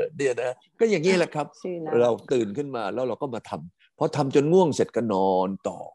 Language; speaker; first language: Thai; native; Thai